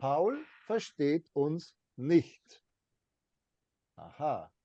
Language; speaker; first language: German; non-native, fluent; English